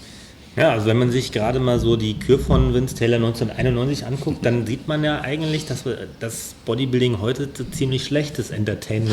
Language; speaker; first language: German; native; German